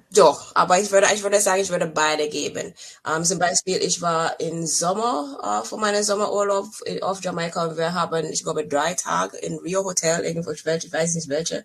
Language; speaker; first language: German; non-native, learner; English